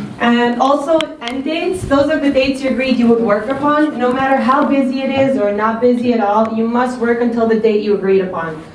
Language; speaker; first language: English; non-native, fluent; Serbian